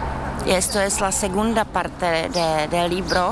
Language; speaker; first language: Spanish; non-native, learner; Czech